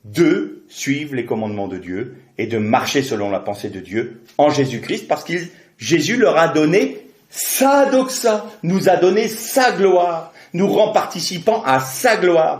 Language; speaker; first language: French; native; French